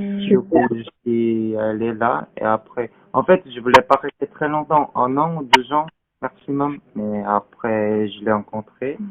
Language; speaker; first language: French; non-native, learner; Korean